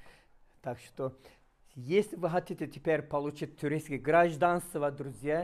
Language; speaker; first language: Russian; non-native, fluent; Turkish